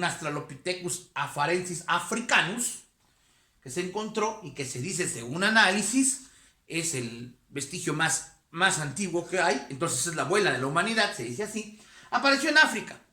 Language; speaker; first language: Spanish; native; Spanish